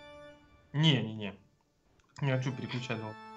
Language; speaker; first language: Russian; native; Russian